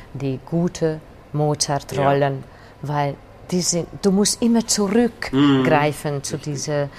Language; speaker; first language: German; non-native, fluent; Hungarian